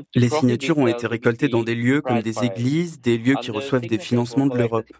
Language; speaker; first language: French; non-native, fluent; Polish